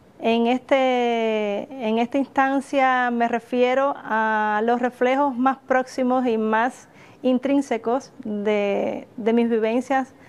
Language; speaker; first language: Spanish; native; Spanish